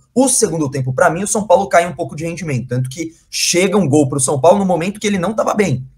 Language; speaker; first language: Portuguese; native; Portuguese